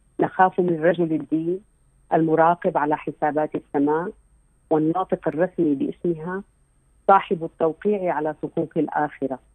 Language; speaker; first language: Arabic; native; Arabic